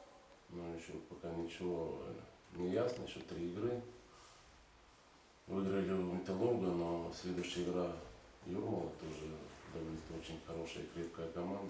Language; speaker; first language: Russian; native; Russian